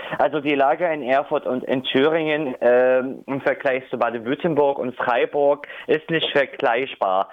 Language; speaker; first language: German; non-native, fluent; Arabic